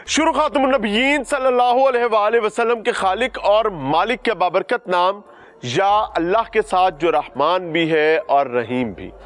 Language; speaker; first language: Urdu; native; Urdu